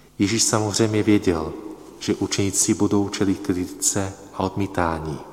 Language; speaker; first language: Czech; non-native, fluent; Polish